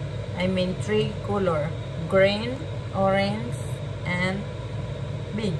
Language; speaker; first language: English; non-native, learner; Filipino